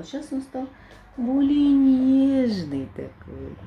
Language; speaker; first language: Russian; native; Russian